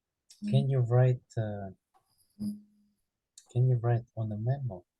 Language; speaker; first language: English; non-native, learner; Ukrainian